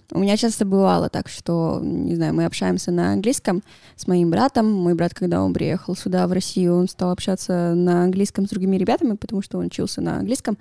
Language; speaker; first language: Russian; non-native, fluent; Spanish